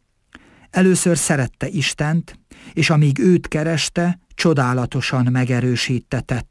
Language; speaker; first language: Hungarian; native; Hungarian